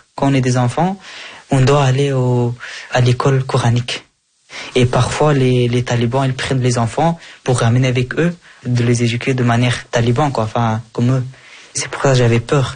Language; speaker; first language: French; early bilingual, other home language; Persian